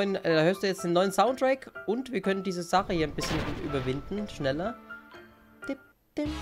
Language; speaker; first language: German; native; German